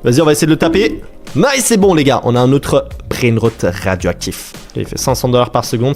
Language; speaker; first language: French; native; French